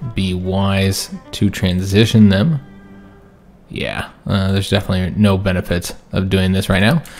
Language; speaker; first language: English; native; English